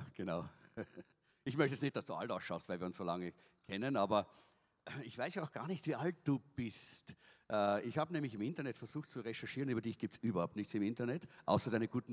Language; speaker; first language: German; native; German